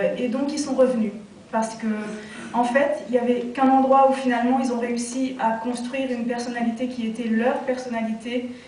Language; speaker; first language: French; native; French